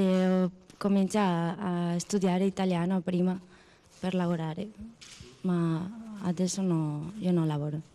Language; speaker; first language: Italian; non-native, learner; Spanish